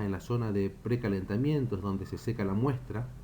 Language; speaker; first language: Spanish; native; Spanish